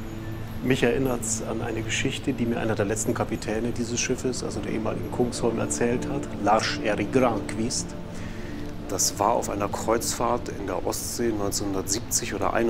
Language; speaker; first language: German; native; German